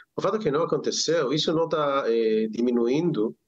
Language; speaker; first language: Portuguese; non-native, learner; Hebrew